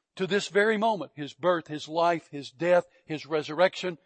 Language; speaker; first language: English; native; English